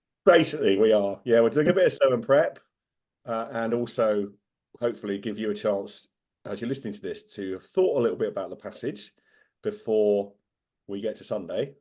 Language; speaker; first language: English; native; English